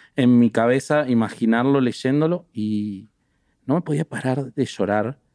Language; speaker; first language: Spanish; native; Spanish